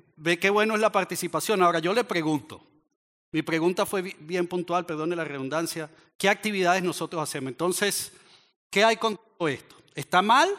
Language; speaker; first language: Spanish; native; Spanish